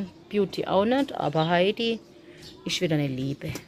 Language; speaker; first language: German; native; German